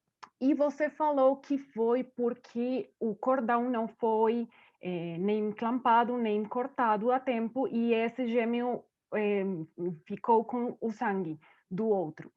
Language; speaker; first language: Portuguese; non-native, fluent; Spanish